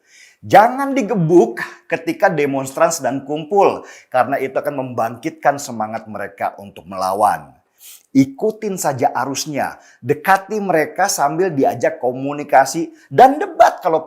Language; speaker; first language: Indonesian; native; Indonesian